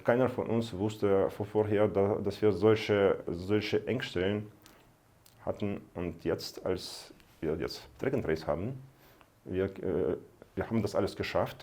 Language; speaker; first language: German; non-native, fluent; Russian